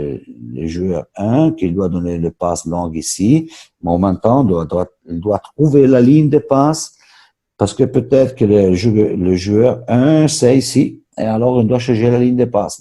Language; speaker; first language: French; non-native, fluent; Italian